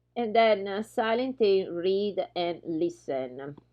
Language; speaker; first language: English; non-native, fluent; Italian